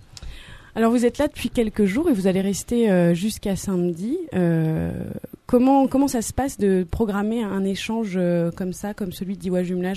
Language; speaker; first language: French; native; French